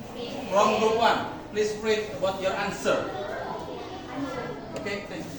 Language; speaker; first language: English; non-native, learner; Indonesian